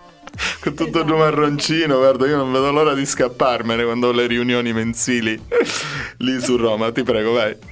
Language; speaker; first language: Italian; native; Italian